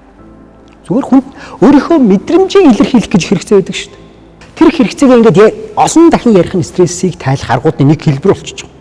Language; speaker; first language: Mongolian; native; Mongolian